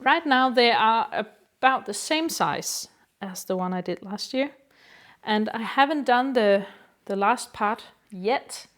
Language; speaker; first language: English; non-native, fluent; Danish